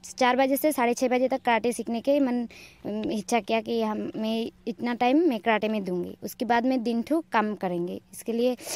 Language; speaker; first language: Hindi; non-native, local second language; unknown